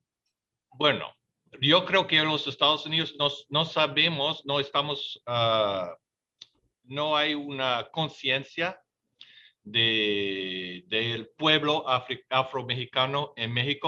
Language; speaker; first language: Spanish; non-native, fluent; English